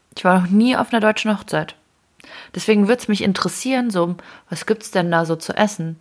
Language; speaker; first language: German; early bilingual, other home language; Ukrainian